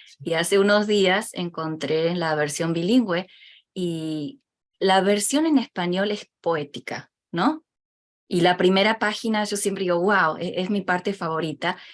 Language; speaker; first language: Spanish; early bilingual, other home language; Chinese